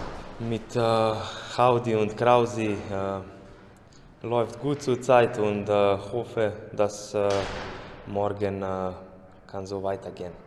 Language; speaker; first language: German; non-native, learner; Slovenian